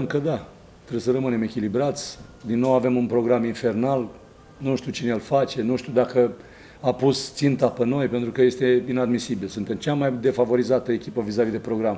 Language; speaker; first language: Romanian; native; Romanian